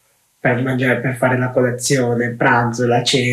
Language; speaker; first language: Italian; non-native, fluent; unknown